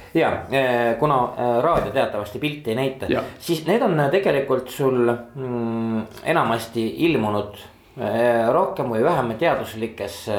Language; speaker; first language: Estonian; native; Estonian